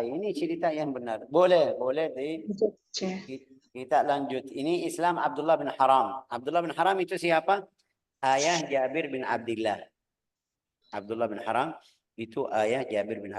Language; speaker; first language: Indonesian; non-native, fluent; Arabic